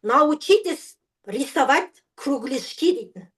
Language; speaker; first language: Russian; non-native, local second language; Kazakh